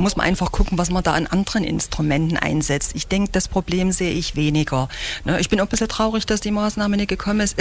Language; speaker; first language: German; native; German